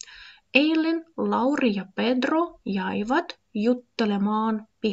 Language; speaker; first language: Finnish; non-native, fluent; Russian